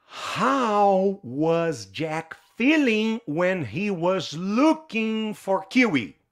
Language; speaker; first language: English; non-native, fluent; Portuguese